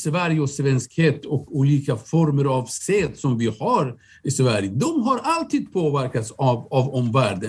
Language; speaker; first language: Swedish; non-native, fluent; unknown